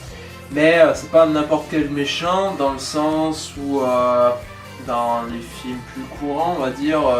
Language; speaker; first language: French; native; French